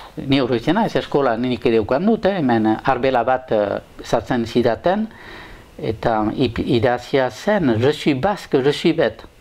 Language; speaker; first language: Basque; native; Basque